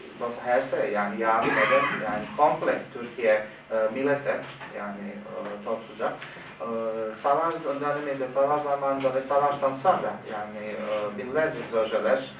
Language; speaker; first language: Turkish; non-native, fluent; Bosnian